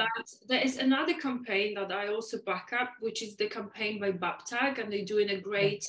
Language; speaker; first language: English; non-native, fluent; Polish